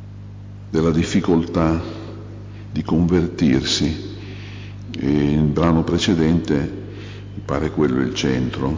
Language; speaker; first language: Italian; native; Italian